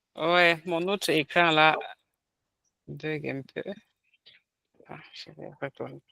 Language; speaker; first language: French; non-native, local second language; Ghomala